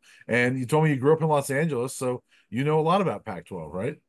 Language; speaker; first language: English; native; English